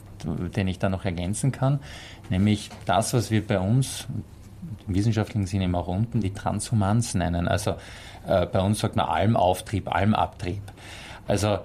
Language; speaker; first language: German; native; German